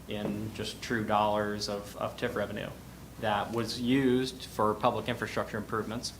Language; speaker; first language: English; native; English